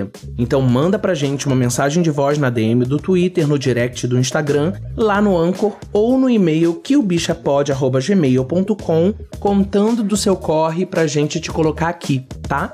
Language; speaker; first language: Portuguese; native; Portuguese